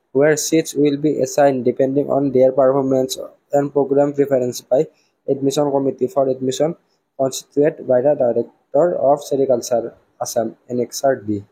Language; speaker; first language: English; non-native, local second language; Assamese